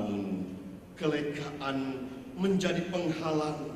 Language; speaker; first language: Malay; native; Malay